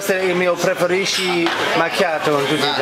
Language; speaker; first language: Italian; non-native, learner; English